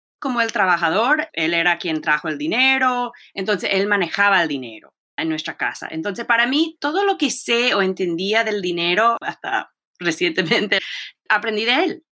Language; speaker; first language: Spanish; early bilingual, heritage; Spanish